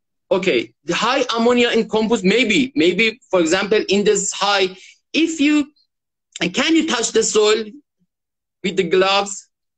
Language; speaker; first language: English; non-native, learner; Persian